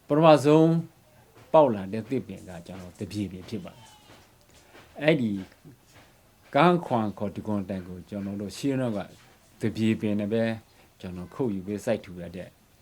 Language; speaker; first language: Burmese; non-native, local second language; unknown